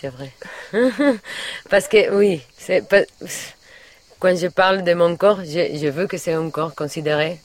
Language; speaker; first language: French; non-native, learner; Catalan